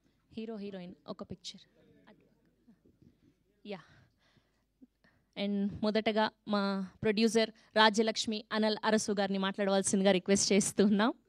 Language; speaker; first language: Telugu; native; Telugu